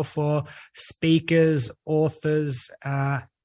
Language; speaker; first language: English; native; English